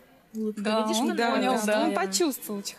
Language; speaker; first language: Russian; native; Russian